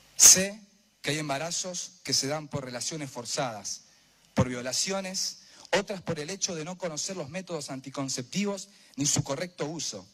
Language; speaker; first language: Spanish; native; Spanish